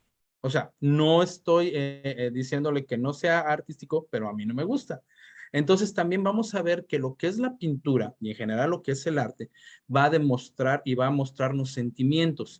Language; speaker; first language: Spanish; native; Spanish